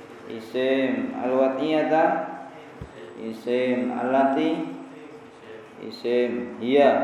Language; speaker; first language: Arabic; non-native, learner; Indonesian